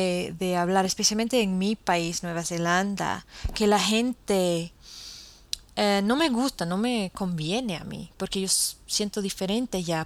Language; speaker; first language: Spanish; non-native, fluent; English